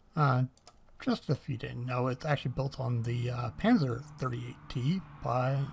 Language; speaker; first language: English; native; English